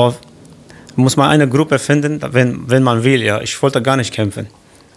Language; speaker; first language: German; non-native, learner; Kurdish